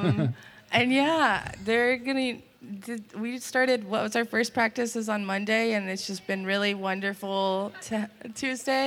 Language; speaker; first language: English; native; English